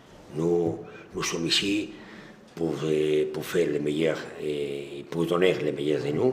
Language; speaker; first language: French; non-native, learner; Spanish